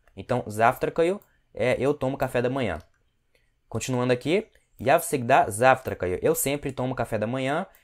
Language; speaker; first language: Portuguese; native; Portuguese